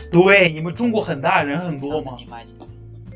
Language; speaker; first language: Chinese; non-native, fluent; Russian